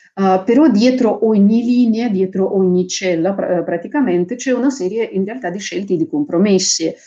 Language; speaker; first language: Italian; non-native, fluent; Russian